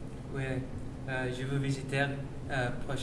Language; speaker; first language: French; non-native, learner; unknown